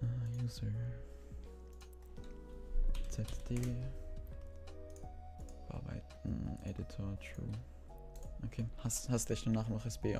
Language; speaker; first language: German; native; German